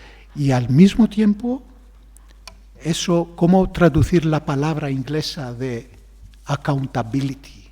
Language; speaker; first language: Spanish; non-native, fluent; Greek